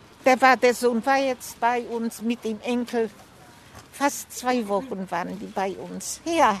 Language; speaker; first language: German; non-native, fluent; Polish